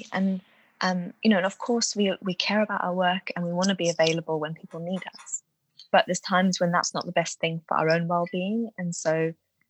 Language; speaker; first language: English; native; English